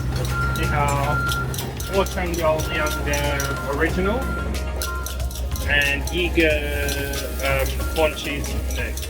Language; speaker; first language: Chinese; non-native, learner; English